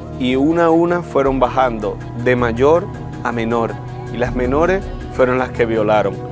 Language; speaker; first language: Spanish; native; Spanish